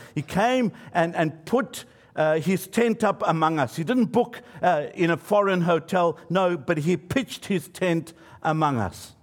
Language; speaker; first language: English; native; English